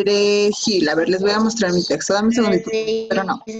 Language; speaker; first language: Spanish; native; Spanish